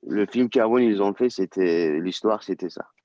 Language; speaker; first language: French; non-native, learner; Turkish